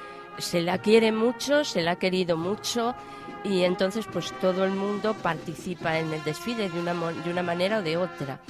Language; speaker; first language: Spanish; native; Spanish